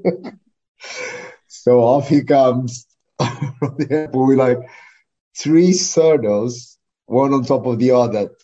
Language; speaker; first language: English; non-native, fluent; Portuguese